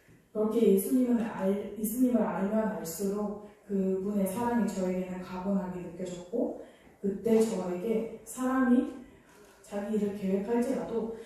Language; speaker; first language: Korean; early bilingual, other home language; Mongolian